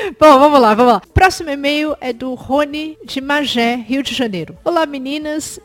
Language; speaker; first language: Portuguese; native; Portuguese